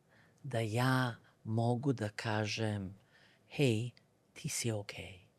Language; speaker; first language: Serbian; early bilingual, other home language; Bosnian